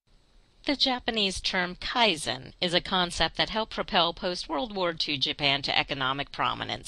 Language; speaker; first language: English; native; English